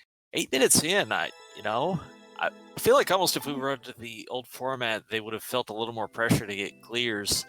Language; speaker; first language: English; native; English